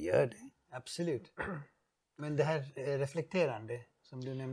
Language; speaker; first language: Swedish; non-native, fluent; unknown